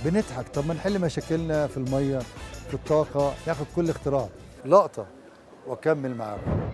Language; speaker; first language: Arabic; native; Arabic